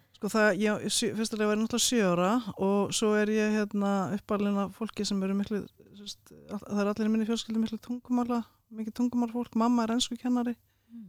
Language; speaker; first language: Icelandic; early bilingual, other home language; Russian